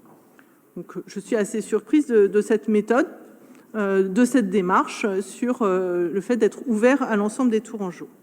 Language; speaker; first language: French; native; French